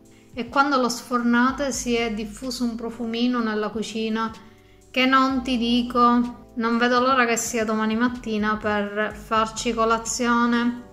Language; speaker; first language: Italian; native; Italian